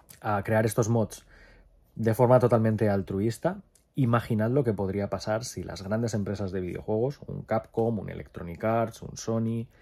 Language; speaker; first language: Spanish; native; Spanish